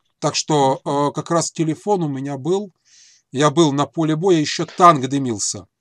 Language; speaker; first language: Russian; native; Russian